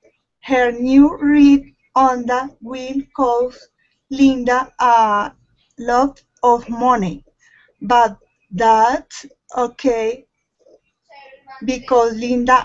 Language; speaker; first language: English; non-native, learner; Spanish